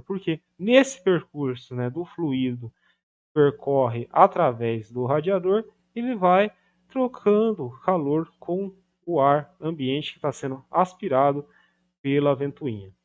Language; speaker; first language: Portuguese; native; Portuguese